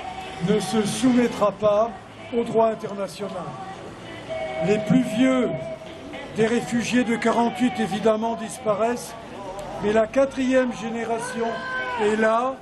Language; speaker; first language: French; native; French